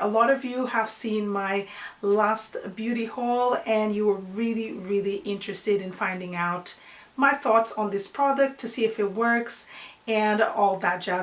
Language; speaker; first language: English; non-native, fluent; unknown